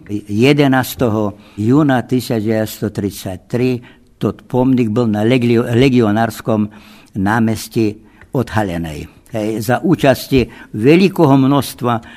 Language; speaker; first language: Slovak; non-native, local second language; Rusyn